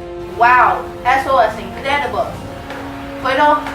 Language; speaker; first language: Spanish; non-native, learner; English